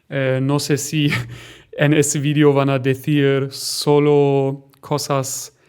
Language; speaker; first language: Spanish; non-native, fluent; German